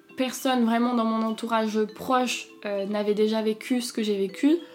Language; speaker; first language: French; native; French